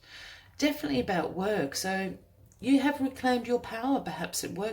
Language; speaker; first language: English; native; English